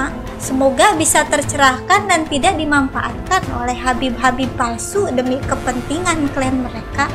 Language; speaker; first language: Indonesian; native; Indonesian